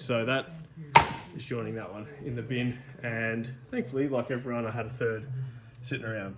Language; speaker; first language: English; native; English